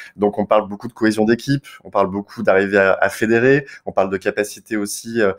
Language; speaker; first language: French; native; French